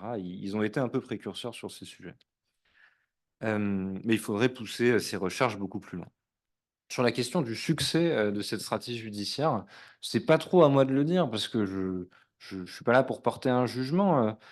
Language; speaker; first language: French; native; French